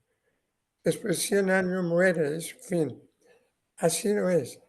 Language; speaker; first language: Spanish; non-native, learner; Persian